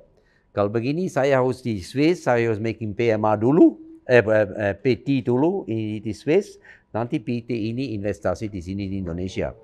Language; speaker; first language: Indonesian; non-native, fluent; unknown